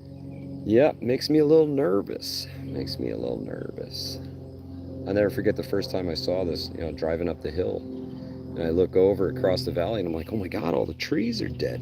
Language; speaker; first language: English; native; English